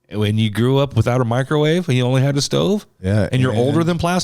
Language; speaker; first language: English; native; English